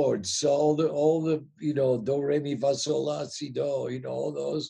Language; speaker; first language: English; non-native, fluent; Italian